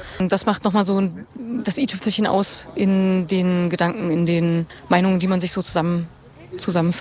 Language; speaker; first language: German; native; German